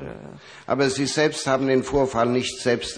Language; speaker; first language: German; native; German